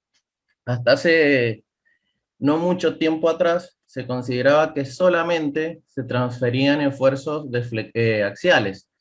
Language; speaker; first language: Spanish; native; Spanish